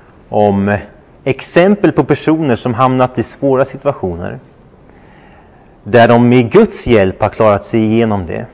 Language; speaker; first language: Swedish; non-native, fluent; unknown